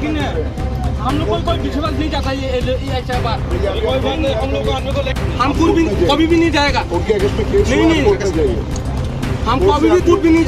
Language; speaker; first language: Hindi; non-native, local second language; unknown